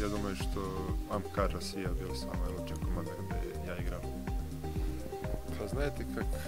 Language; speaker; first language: Russian; non-native, learner; Serbian